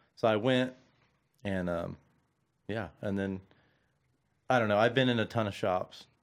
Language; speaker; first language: English; native; English